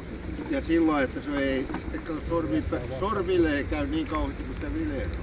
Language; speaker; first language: Finnish; native; Finnish